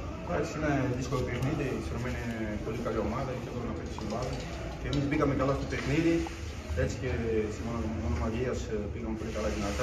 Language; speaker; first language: Greek; non-native, learner; Portuguese